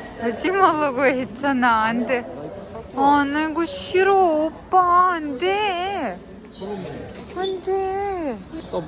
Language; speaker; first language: Korean; non-native, learner; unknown